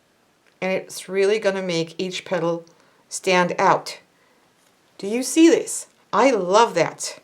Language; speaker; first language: English; non-native, fluent; French